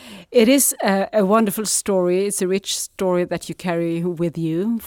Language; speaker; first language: English; non-native, fluent; Swedish